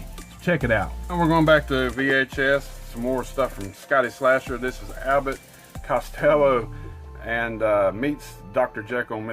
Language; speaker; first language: English; native; English